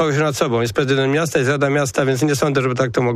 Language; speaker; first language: Polish; native; Polish